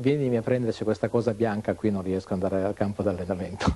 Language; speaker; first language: Italian; native; Italian